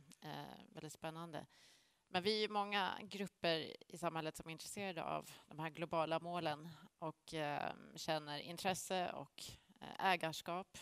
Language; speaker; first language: Swedish; native; Swedish